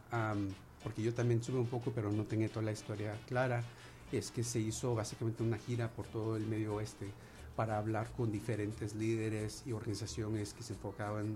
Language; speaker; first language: Spanish; early bilingual, other home language; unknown